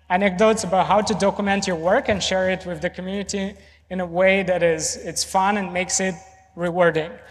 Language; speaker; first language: English; non-native, fluent; Romanian